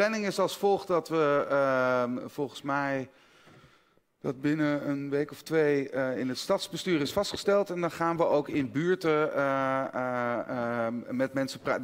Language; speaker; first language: Dutch; native; Dutch